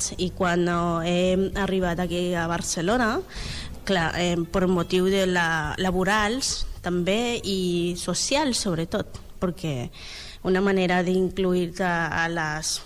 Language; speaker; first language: Catalan; non-native, learner; Spanish